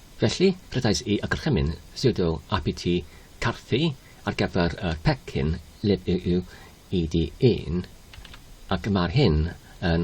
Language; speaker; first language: Welsh; non-native, learner; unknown